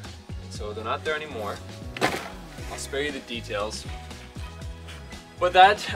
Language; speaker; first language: English; native; English